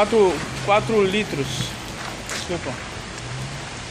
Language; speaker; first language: Portuguese; native; Portuguese